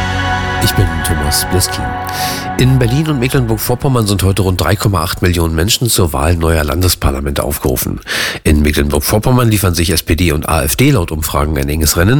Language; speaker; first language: German; native; German